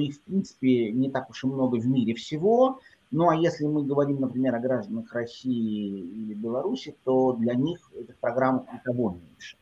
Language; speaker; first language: Russian; native; Russian